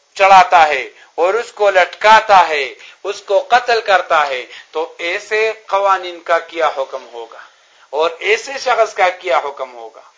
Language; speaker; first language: Urdu; non-native, local second language; Pashto